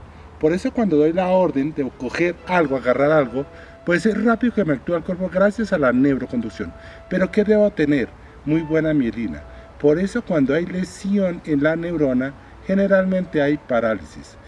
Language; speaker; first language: Spanish; native; Spanish